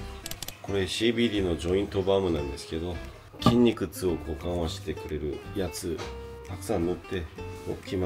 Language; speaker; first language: Japanese; non-native, fluent; Korean